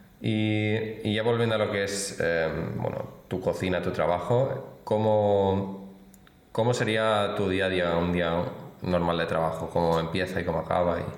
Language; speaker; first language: Spanish; native; Spanish